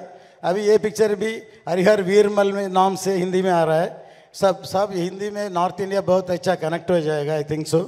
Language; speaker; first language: Hindi; non-native, local second language; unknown